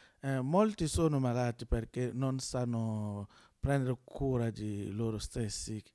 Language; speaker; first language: Italian; non-native, learner; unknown